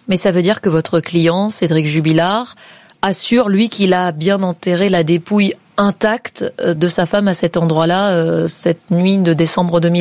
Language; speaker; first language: French; native; French